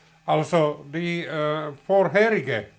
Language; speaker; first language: German; non-native, learner; Finnish